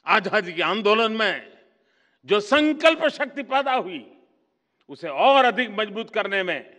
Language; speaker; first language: Hindi; non-native, local second language; Gujarati